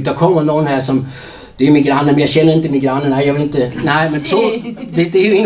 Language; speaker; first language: Swedish; non-native, fluent; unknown